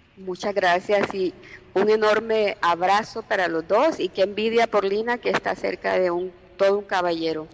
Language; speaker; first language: Spanish; native; Spanish